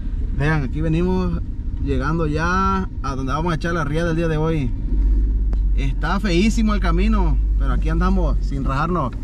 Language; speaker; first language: Spanish; native; Spanish